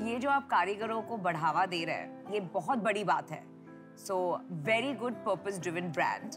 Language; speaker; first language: Hindi; native; Hindi